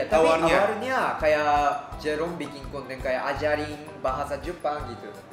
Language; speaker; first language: Indonesian; non-native, fluent; Japanese